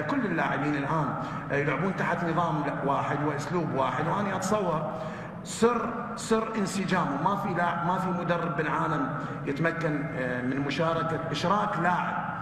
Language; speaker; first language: Arabic; native; Arabic